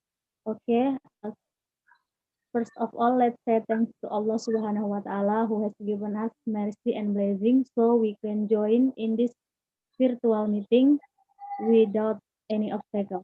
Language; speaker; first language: English; non-native, learner; Indonesian